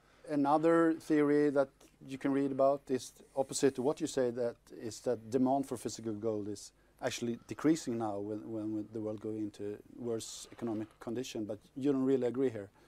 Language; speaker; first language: English; non-native, fluent; Swedish